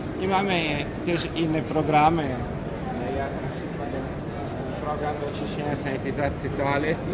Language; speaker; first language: Polish; non-native, learner; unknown